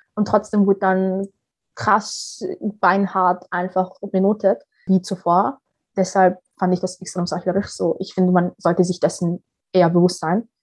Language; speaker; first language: German; early bilingual, other home language; Somali